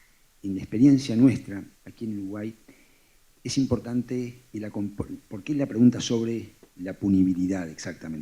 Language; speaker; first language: Spanish; native; Spanish